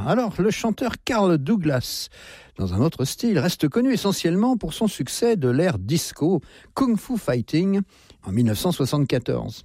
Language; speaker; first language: French; native; French